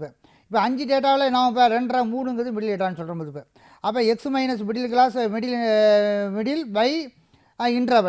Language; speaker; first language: Tamil; native; Tamil